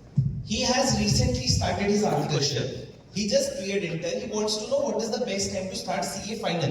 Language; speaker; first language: English; non-native, local second language; Hindi